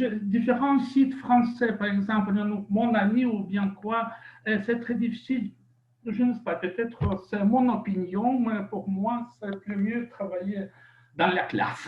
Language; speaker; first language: French; non-native, fluent; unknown